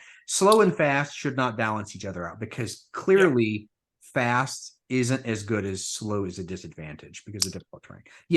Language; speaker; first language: English; native; English